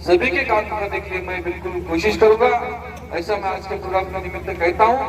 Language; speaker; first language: Hindi; non-native, local second language; Marathi